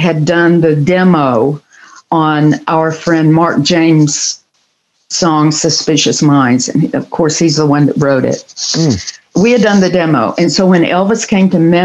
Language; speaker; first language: English; native; English